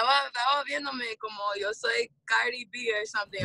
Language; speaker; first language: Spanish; early bilingual, heritage; English